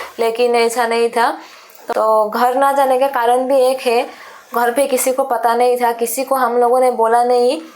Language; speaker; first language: Hindi; non-native, local second language; Sadri